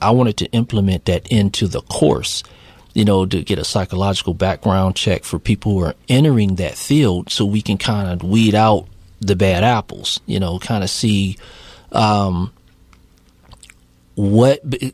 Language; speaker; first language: English; native; English